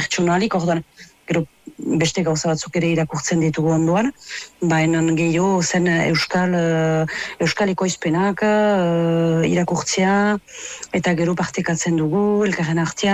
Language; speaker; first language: Basque; native; Basque